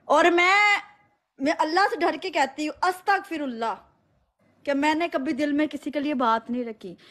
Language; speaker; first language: Urdu; non-native, local second language; Punjabi